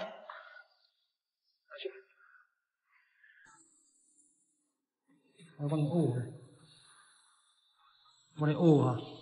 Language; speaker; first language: Chinese; native; Chinese